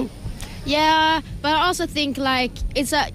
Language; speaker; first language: English; non-native, fluent; Swedish